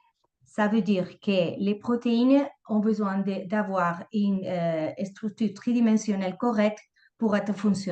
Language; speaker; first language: French; non-native, fluent; Spanish